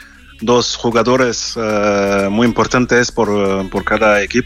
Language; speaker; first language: Spanish; non-native, fluent; French